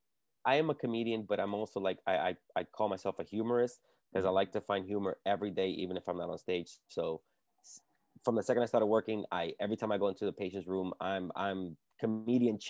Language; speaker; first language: English; early bilingual, other home language; Spanish